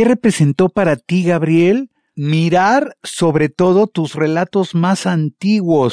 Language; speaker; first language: Spanish; native; Spanish